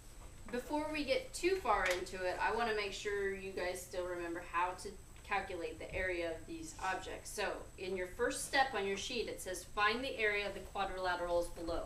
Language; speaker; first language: English; native; English